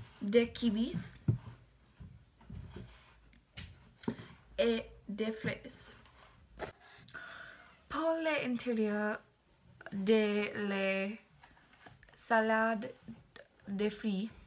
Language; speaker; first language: French; non-native, learner; English